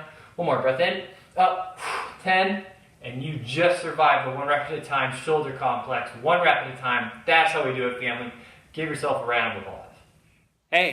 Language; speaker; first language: English; native; English